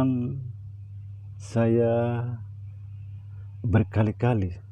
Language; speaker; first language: Indonesian; native; Indonesian